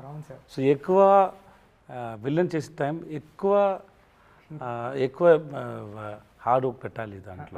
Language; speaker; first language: Telugu; non-native, learner; Tamil